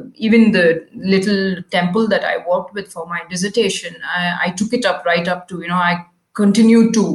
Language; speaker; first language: English; non-native, local second language; Kannada